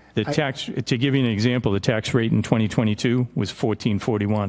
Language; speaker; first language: English; native; English